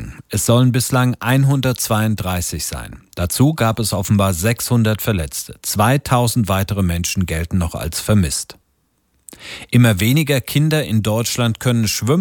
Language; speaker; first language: German; native; German